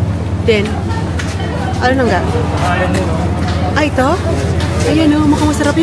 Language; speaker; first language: Filipino; native; Filipino